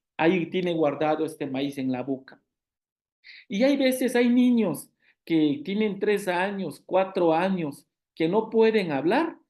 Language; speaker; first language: Spanish; non-native, local second language; Zapotec